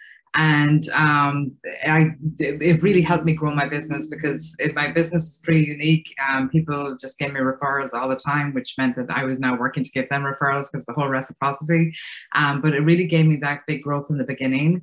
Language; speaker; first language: English; native; English